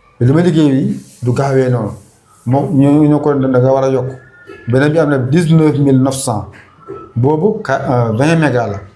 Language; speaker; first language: Wolof; non-native, local second language; Fula